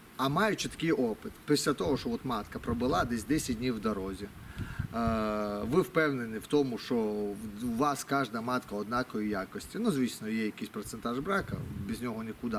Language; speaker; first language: Ukrainian; non-native, local second language; Russian